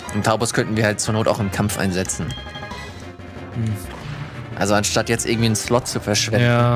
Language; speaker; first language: German; native; German